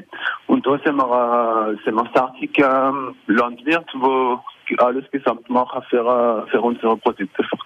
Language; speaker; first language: German; non-native, local second language; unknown